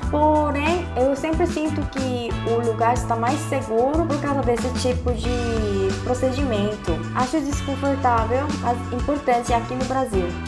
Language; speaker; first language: Portuguese; non-native, fluent; Korean